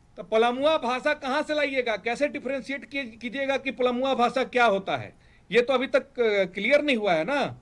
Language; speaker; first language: Hindi; native; Hindi